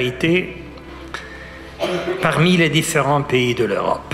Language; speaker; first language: French; non-native, fluent; Italian